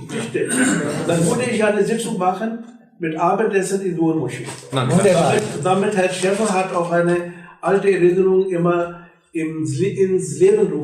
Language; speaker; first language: German; non-native, learner; Urdu